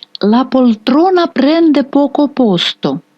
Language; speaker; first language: Italian; non-native, fluent; Ukrainian